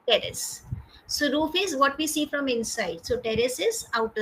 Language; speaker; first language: English; non-native, fluent; Hindi